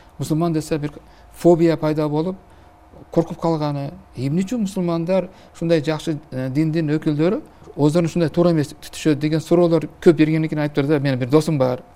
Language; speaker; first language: Kyrgyz; non-native, local second language; Uzbek